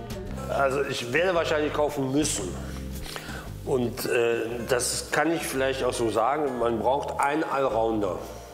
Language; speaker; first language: German; native; German